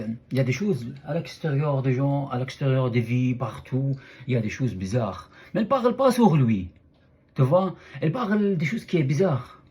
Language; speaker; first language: French; non-native, fluent; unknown